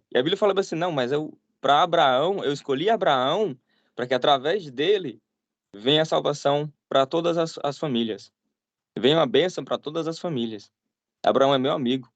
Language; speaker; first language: Portuguese; native; Portuguese